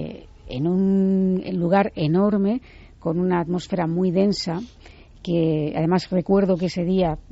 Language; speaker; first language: Spanish; native; Spanish